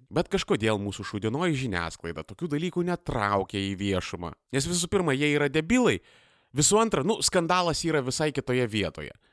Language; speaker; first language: Lithuanian; native; Lithuanian